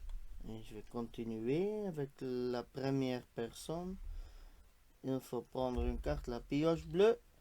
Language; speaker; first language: French; non-native, local second language; Dutch